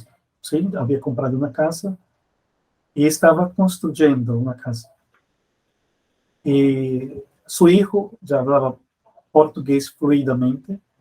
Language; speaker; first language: Spanish; non-native, fluent; Portuguese